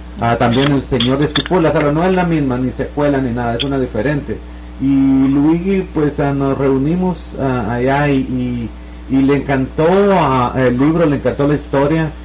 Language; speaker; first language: Spanish; native; Spanish